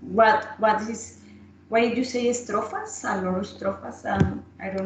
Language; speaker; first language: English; non-native, learner; Spanish